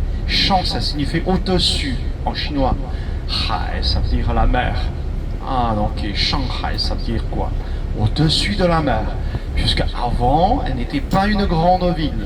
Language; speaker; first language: French; non-native, fluent; Chinese